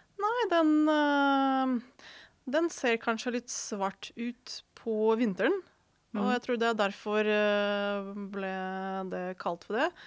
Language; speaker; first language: Norwegian; non-native, fluent; Ukrainian